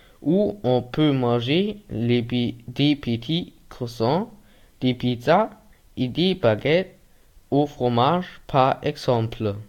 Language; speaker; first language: French; non-native, learner; German